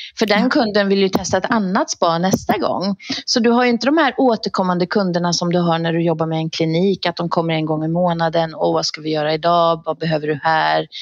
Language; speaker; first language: Swedish; native; Swedish